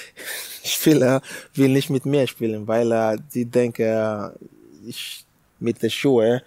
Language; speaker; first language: German; non-native, learner; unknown